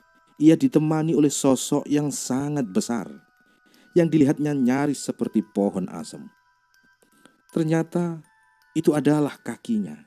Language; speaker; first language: Indonesian; native; Indonesian